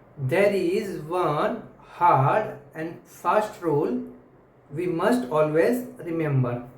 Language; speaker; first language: English; non-native, local second language; Hindi